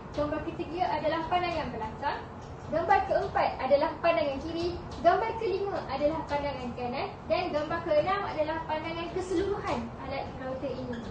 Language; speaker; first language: Malay; native; Malay